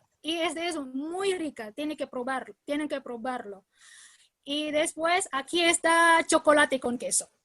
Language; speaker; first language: Spanish; non-native, learner; Indonesian